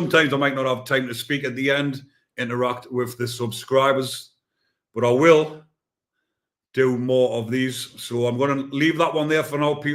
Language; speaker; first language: English; native; English